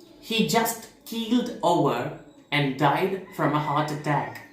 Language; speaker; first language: English; non-native, local second language; Tamil